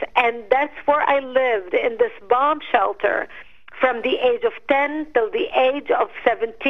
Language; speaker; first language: English; non-native, fluent; Arabic